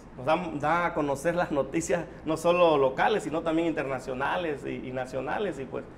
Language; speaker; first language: Spanish; native; Spanish